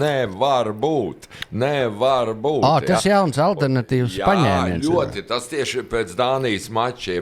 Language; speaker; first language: Latvian; native; Latvian